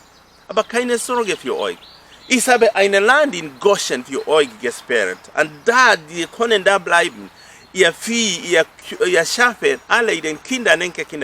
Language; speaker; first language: German; non-native, fluent; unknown